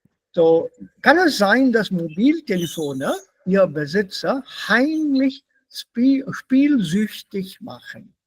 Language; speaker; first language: German; non-native, fluent; Hindi